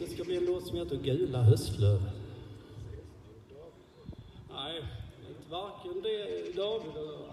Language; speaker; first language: Swedish; native; Swedish